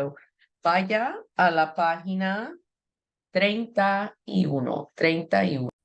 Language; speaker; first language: Spanish; non-native, fluent; English